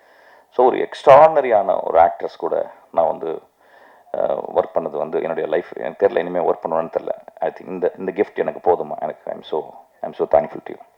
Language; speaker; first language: Tamil; native; Tamil